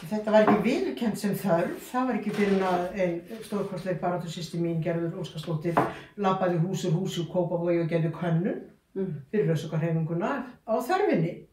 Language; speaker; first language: Icelandic; native; Icelandic